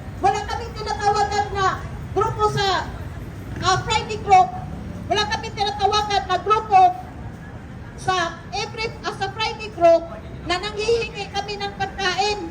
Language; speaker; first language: Filipino; non-native, local second language; Cebuano